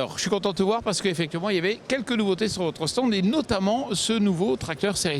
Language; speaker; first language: French; native; French